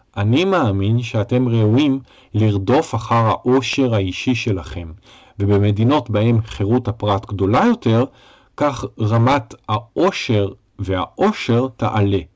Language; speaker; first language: Hebrew; native; Hebrew